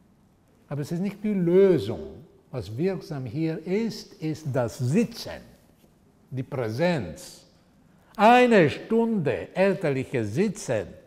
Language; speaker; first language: German; non-native, fluent; Portuguese